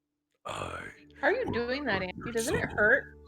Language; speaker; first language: English; native; English